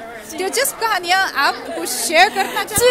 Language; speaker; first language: Hindi; non-native, fluent; Chinese